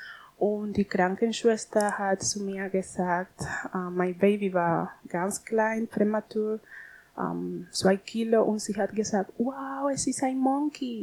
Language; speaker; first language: German; non-native, learner; Spanish